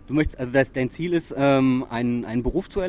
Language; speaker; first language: German; native; German